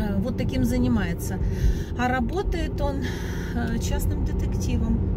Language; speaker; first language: Russian; native; Russian